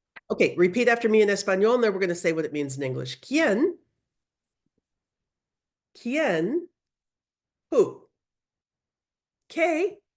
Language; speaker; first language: Spanish; non-native, learner; English